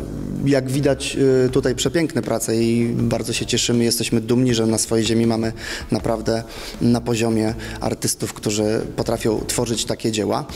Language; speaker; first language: Polish; native; Polish